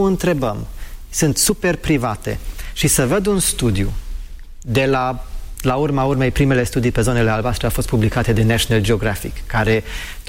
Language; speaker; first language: Romanian; non-native, fluent; English